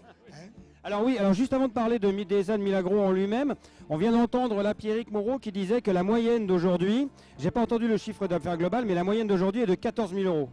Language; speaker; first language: French; native; French